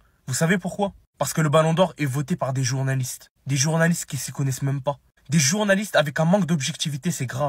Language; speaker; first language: French; native; French